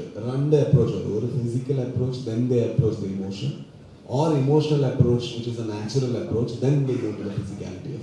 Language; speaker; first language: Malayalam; non-native, learner; Kannada